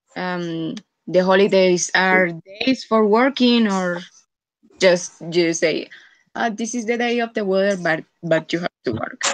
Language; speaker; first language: English; non-native, fluent; Spanish